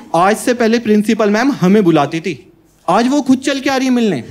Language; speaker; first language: Hindi; native; Hindi